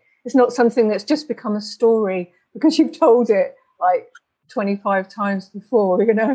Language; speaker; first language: English; native; English